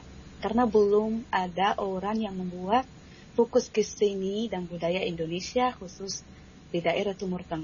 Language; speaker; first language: Indonesian; non-native, fluent; Arabic